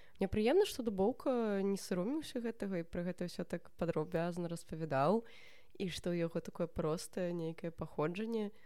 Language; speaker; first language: Belarusian; non-native, local second language; Russian